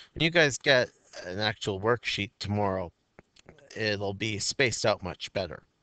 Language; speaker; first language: English; native; English